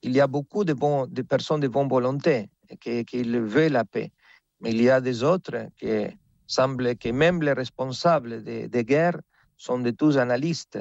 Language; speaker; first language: French; non-native, fluent; Spanish